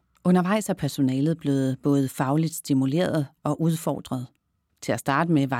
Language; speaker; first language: Danish; native; Danish